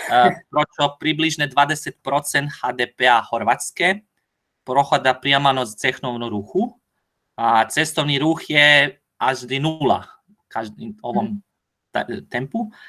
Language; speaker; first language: Slovak; non-native, learner; Croatian